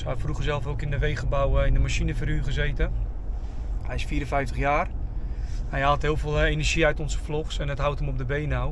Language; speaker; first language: Dutch; native; Dutch